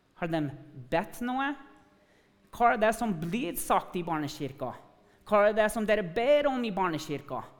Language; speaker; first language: Norwegian; non-native, fluent; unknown